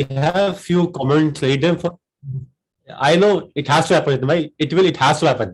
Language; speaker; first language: English; non-native, local second language; Hindi